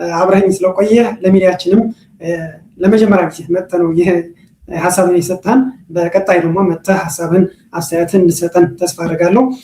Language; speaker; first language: Amharic; non-native, local second language; Tigrinya